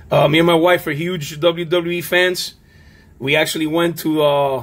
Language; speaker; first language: English; native; English